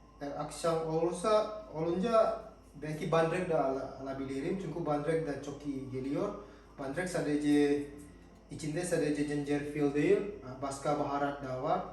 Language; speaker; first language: Turkish; non-native, learner; Indonesian